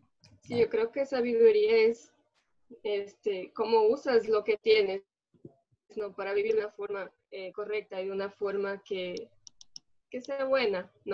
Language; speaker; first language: Spanish; early bilingual, other home language; Portuguese